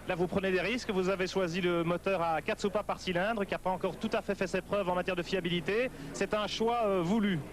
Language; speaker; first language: French; native; French